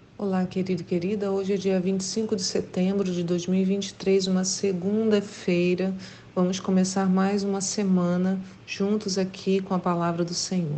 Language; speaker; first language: Portuguese; native; Portuguese